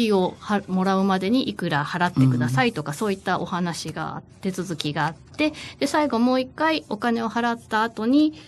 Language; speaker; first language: Japanese; native; Japanese